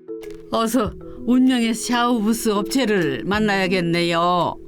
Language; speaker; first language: Korean; native; Korean